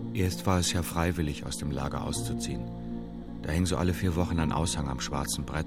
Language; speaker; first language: German; early bilingual, other home language; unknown